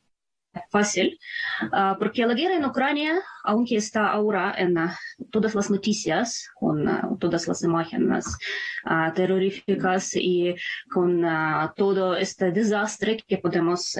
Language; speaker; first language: Spanish; non-native, fluent; Ukrainian